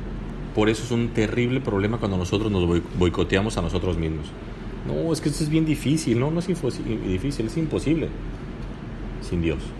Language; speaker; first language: Spanish; native; Spanish